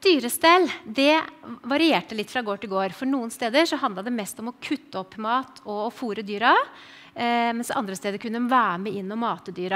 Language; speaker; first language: Norwegian; native; Norwegian